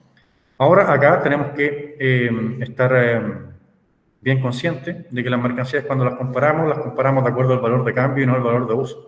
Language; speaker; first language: Spanish; native; Spanish